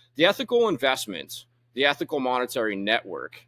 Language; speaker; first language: English; native; English